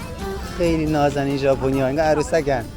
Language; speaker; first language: Persian; native; Persian